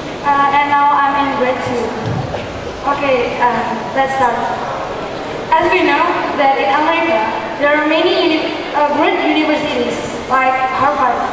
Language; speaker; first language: English; non-native, learner; Indonesian